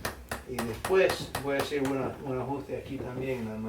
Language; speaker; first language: Spanish; early bilingual, heritage; English